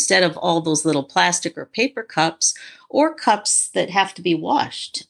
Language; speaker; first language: English; native; English